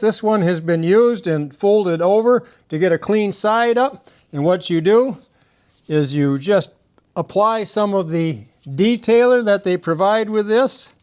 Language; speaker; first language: English; native; English